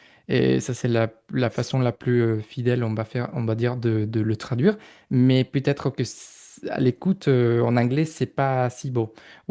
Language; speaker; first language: French; non-native, fluent; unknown